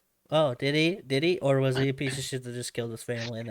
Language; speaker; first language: English; native; English